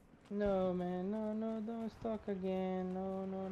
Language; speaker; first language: English; non-native, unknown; Portuguese